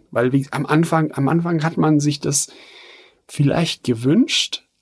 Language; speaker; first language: German; non-native, fluent; Bosnian